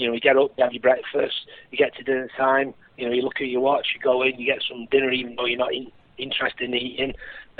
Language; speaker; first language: English; native; English